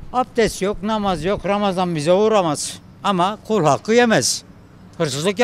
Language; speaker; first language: Turkish; native; Turkish